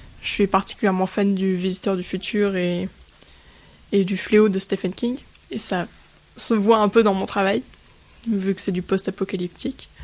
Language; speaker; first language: French; native; French